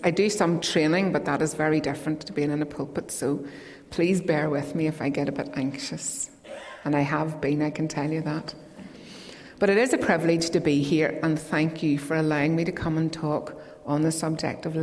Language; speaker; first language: English; native; English